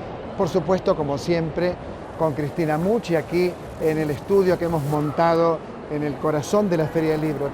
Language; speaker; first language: Spanish; native; Spanish